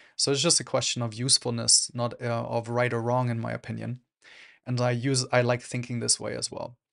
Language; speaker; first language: English; non-native, fluent; German